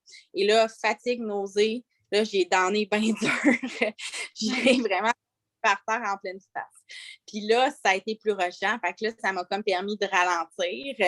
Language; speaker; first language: French; native; French